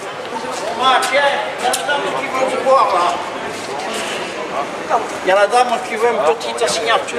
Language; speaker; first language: French; native; French